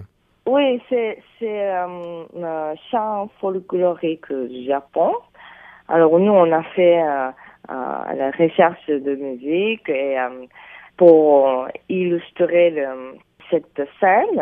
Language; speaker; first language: French; non-native, fluent; Japanese